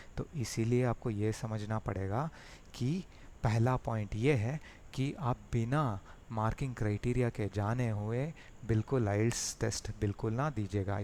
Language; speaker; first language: Hindi; native; Hindi